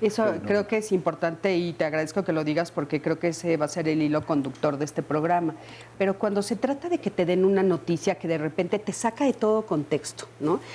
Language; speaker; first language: Spanish; native; Spanish